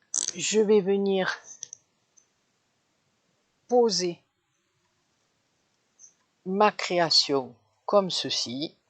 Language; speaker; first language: French; native; French